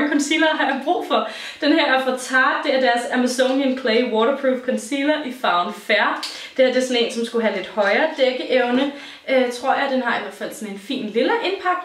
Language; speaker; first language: Danish; native; Danish